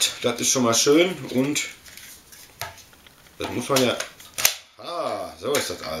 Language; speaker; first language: German; native; German